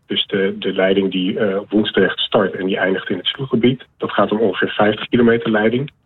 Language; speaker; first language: Dutch; native; Dutch